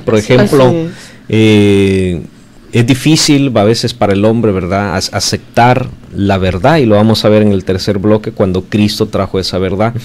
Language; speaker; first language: Spanish; native; Spanish